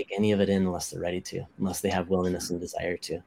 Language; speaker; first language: English; native; English